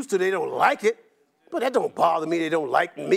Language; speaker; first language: English; native; English